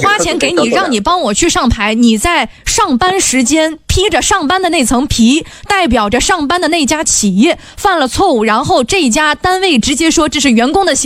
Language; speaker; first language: Chinese; native; Chinese